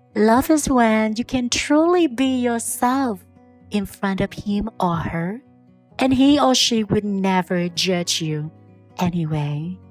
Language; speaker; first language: English; non-native, fluent; Vietnamese